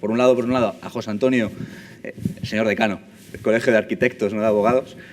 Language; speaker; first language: Spanish; native; Spanish